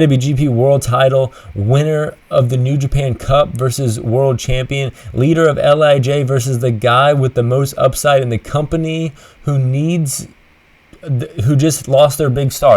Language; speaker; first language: English; native; English